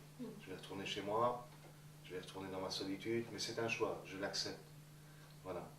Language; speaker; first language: French; native; French